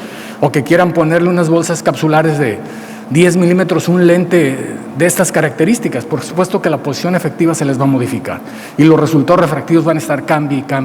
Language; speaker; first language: Spanish; native; Spanish